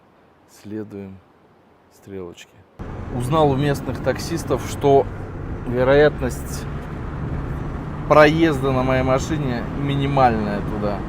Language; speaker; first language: Russian; native; Russian